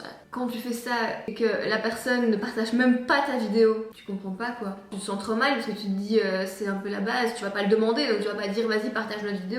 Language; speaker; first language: French; native; French